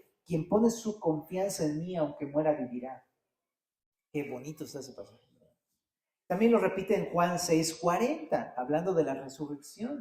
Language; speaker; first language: Spanish; native; Spanish